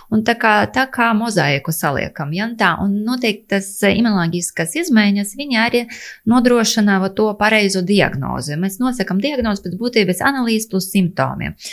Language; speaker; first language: Latvian; non-native, local second language; Russian